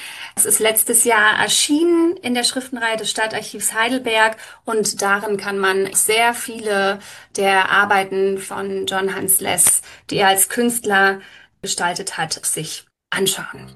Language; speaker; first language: German; native; German